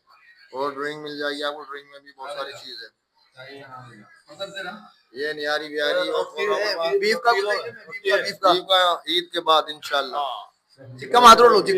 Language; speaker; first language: Hindi; non-native, local second language; Malayalam